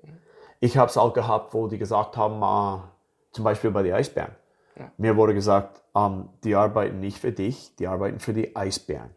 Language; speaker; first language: German; non-native, fluent; English